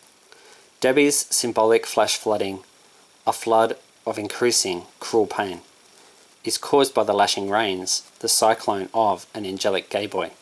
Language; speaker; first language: English; native; English